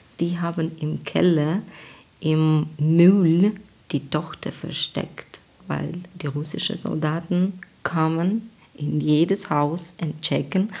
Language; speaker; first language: German; non-native, learner; Ukrainian